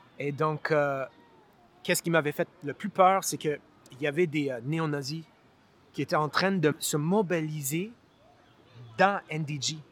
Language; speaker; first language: French; non-native, local second language; English